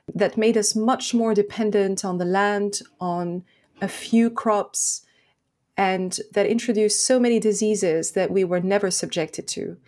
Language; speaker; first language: English; non-native, fluent; French